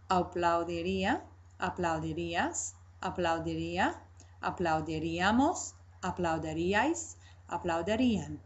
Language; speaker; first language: Spanish; non-native, fluent; English